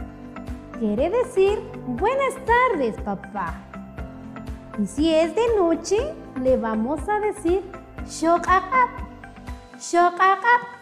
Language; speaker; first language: Spanish; non-native, local second language; Kʼicheʼ